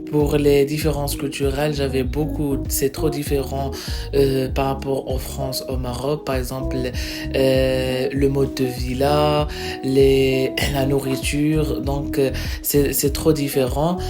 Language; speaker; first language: French; non-native, local second language; Arabic